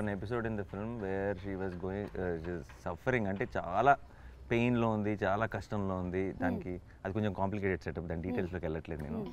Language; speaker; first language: Telugu; native; Telugu